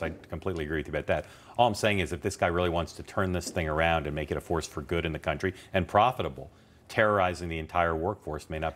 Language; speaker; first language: English; native; English